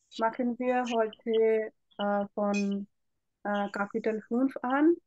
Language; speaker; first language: German; non-native, fluent; Bangla